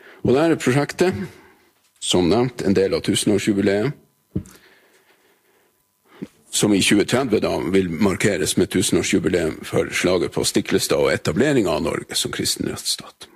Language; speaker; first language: Norwegian; native; Norwegian